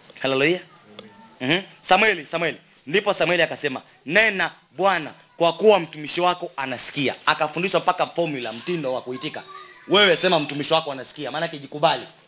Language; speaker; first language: Swahili; native; Swahili